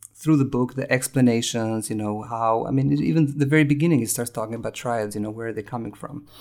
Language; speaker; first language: English; non-native, fluent; Albanian